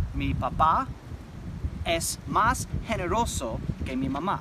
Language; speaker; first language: Spanish; non-native, fluent; English